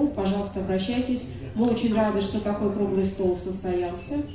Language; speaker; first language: Russian; native; Russian